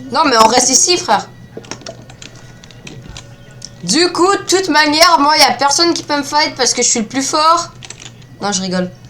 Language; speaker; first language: French; native; French